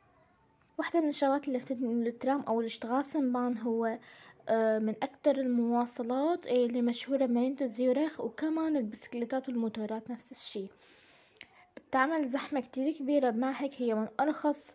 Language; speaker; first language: Arabic; native; Arabic